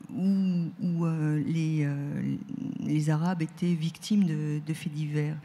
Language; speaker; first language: French; native; French